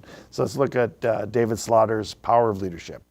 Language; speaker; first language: English; native; English